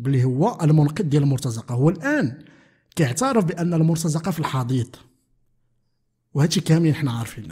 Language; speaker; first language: Arabic; native; Arabic